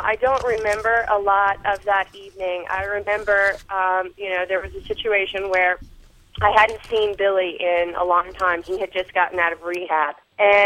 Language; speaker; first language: English; native; English